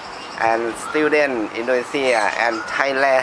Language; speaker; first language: English; non-native, learner; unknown